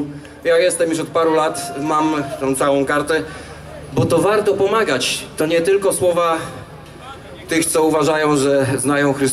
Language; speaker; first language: Polish; native; Polish